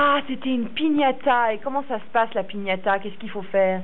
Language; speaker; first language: French; native; French